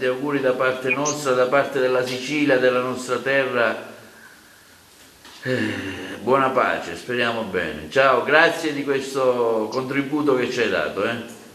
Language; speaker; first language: Italian; native; Italian